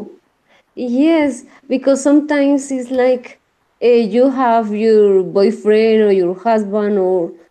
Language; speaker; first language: English; non-native, learner; Spanish